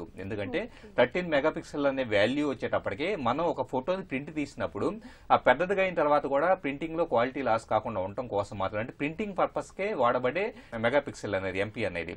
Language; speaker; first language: Telugu; native; Telugu